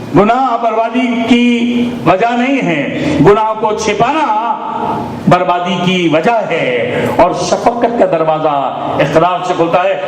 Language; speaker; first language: Urdu; native; Urdu